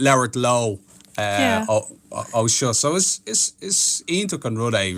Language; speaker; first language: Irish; non-native, local second language; English